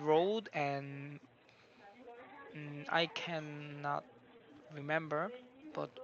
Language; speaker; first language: English; non-native, learner; Korean